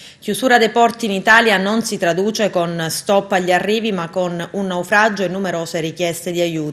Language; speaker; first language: Italian; native; Italian